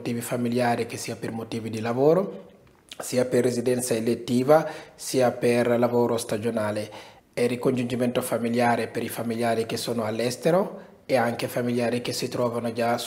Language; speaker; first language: Italian; non-native, fluent; Wolof